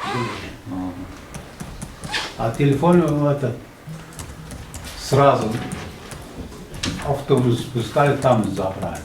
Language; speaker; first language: Russian; non-native, learner; Uzbek